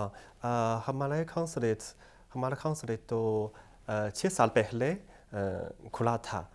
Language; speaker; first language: Hindi; non-native, fluent; Chinese